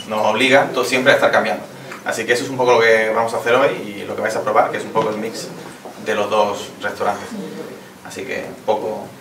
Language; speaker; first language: Spanish; native; Spanish